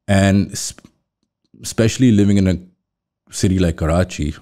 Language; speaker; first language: English; native; English